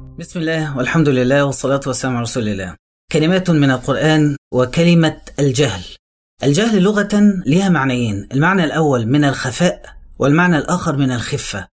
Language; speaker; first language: Arabic; native; Arabic